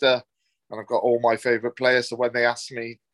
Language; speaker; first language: English; native; English